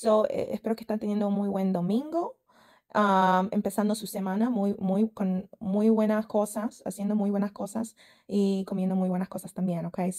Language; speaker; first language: Spanish; non-native, learner; English